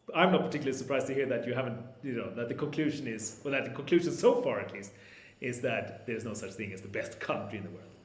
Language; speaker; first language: English; non-native, fluent; Swedish